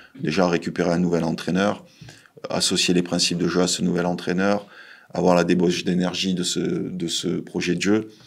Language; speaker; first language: French; native; French